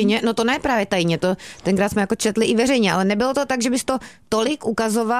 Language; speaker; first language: Czech; native; Czech